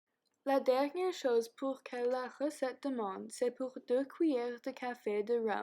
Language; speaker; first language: French; non-native, learner; English